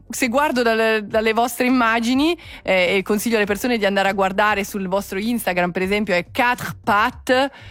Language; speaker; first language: Italian; native; Italian